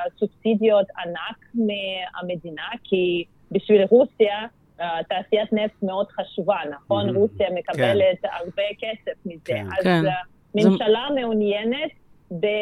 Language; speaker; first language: Hebrew; non-native, fluent; Russian